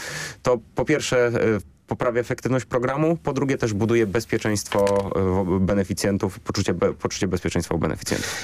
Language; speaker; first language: Polish; native; Polish